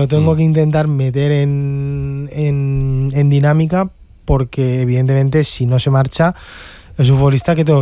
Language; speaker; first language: Spanish; native; Spanish